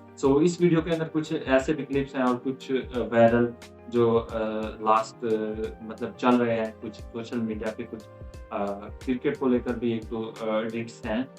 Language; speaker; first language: Hindi; native; Hindi